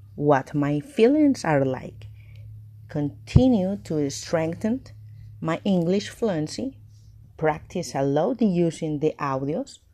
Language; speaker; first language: English; non-native, learner; Spanish